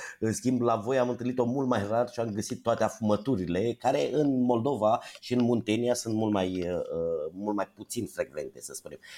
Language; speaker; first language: Romanian; native; Romanian